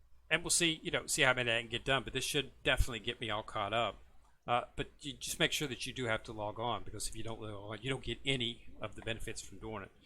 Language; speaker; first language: English; native; English